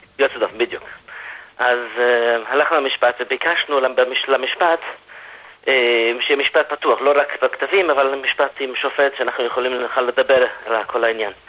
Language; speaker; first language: Hebrew; non-native, fluent; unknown